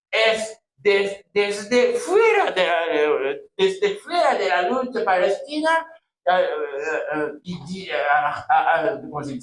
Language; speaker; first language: Spanish; non-native, fluent; Japanese